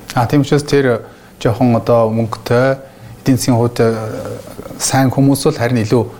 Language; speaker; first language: Mongolian; native; Mongolian